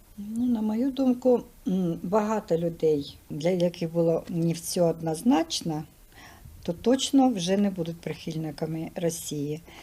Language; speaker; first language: Ukrainian; non-native, local second language; Russian